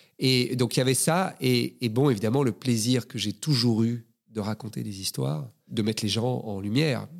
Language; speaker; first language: French; native; French